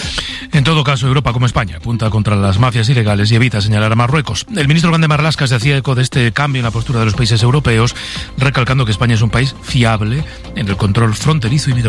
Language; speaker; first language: Spanish; native; Spanish